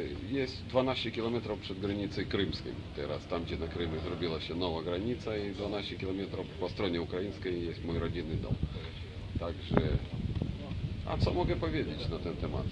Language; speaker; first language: Polish; non-native, fluent; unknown